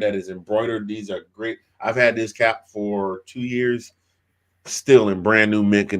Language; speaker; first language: English; native; English